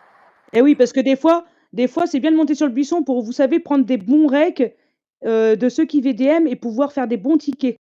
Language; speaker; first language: French; native; French